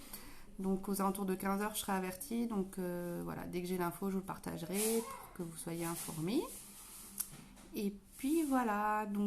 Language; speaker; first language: French; native; French